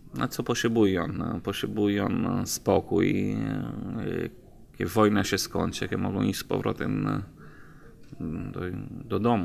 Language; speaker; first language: Polish; non-native, learner; Italian